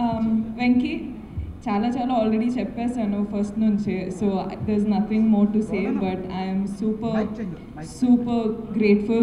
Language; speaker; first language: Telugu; non-native, fluent; Kannada